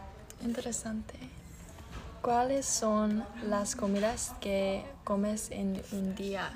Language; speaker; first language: Spanish; non-native, learner; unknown